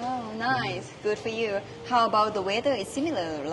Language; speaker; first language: English; non-native, learner; Thai